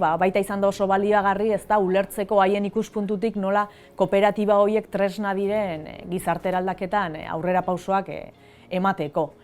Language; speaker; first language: Basque; native; Basque